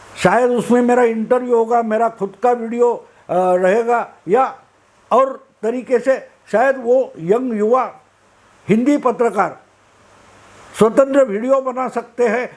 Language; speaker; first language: Hindi; non-native, local second language; Marathi